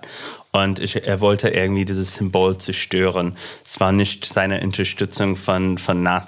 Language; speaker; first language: German; non-native, fluent; English